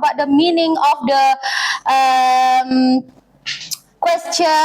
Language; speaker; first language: English; non-native, learner; Indonesian